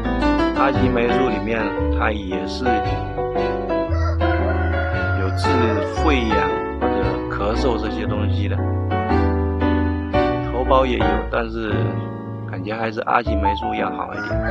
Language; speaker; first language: Chinese; native; Chinese